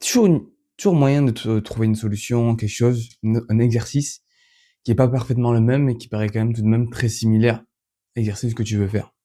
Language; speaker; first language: French; native; French